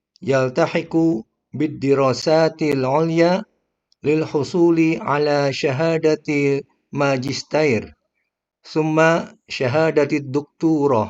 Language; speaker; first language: Arabic; non-native, fluent; Indonesian